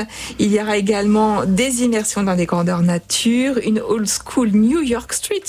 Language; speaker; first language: French; native; French